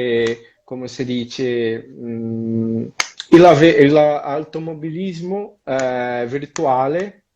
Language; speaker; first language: Italian; non-native, learner; Portuguese